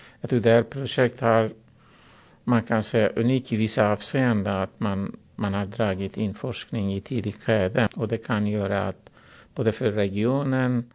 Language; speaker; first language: Swedish; non-native, fluent; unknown